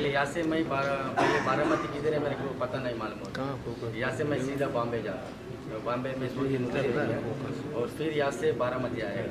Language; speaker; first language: Hindi; non-native, local second language; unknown